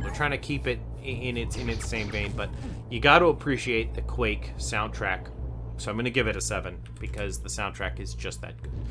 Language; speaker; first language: English; native; English